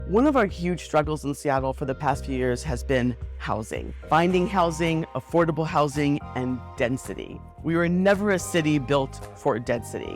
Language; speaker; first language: English; native; English